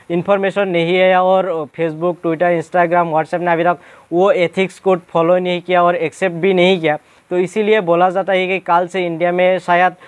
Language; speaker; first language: Hindi; non-native, local second language; Assamese